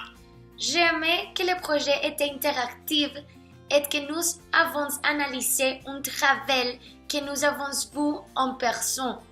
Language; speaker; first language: French; non-native, learner; Spanish